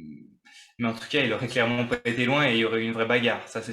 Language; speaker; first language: French; native; French